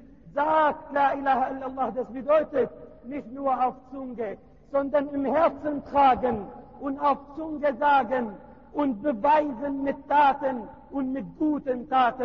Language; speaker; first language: German; non-native, learner; Arabic